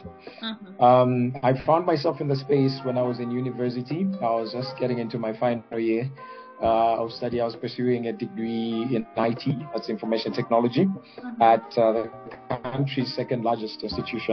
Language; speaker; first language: English; non-native, local second language; Bemba